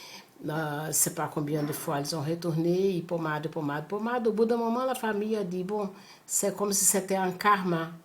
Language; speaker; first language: French; non-native, fluent; Portuguese